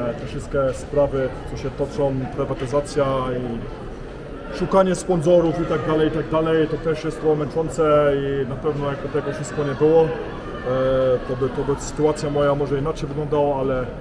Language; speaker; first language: Polish; early bilingual, heritage; Polish